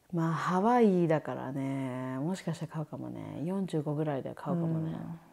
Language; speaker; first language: Japanese; native; Japanese